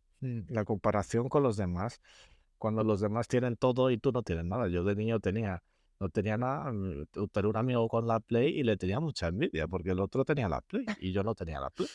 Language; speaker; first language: Spanish; early bilingual, other home language; Chinese